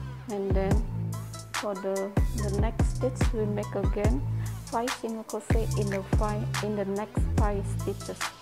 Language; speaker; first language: English; non-native, learner; Indonesian